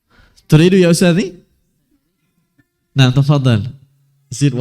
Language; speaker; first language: Arabic; non-native, fluent; Indonesian